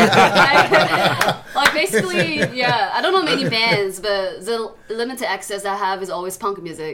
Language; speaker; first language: English; non-native, learner; Chinese